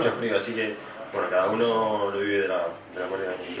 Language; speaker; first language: Spanish; native; Spanish